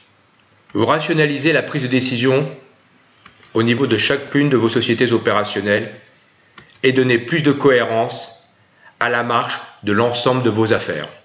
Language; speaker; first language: French; native; French